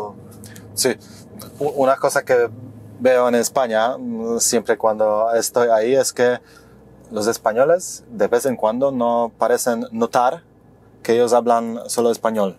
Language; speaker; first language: Spanish; non-native, fluent; Polish